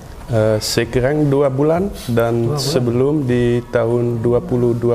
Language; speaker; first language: Indonesian; non-native, learner; Dutch